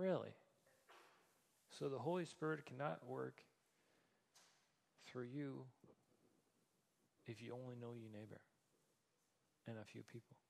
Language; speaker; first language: English; non-native, fluent; Danish